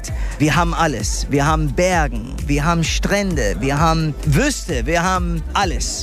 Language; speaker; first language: German; non-native, learner; English